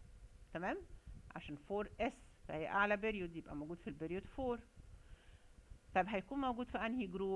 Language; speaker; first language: Arabic; native; Arabic